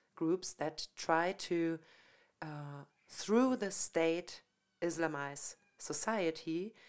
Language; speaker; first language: English; non-native, fluent; German